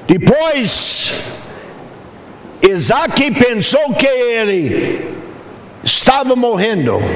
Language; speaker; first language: Portuguese; non-native, fluent; English